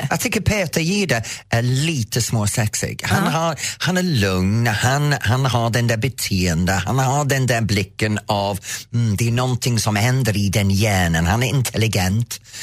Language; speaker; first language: Swedish; non-native, fluent; English